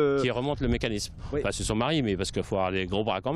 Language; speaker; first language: French; native; French